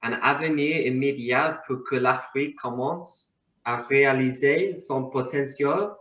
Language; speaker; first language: French; non-native, learner; English